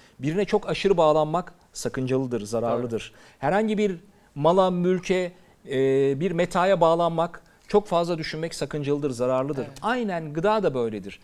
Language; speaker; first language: Turkish; native; Turkish